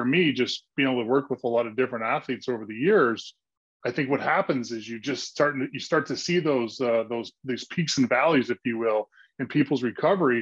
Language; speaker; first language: English; native; English